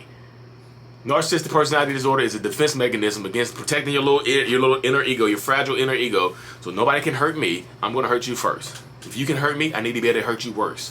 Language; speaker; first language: English; native; English